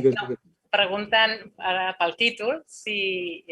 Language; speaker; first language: Catalan; non-native, fluent; Italian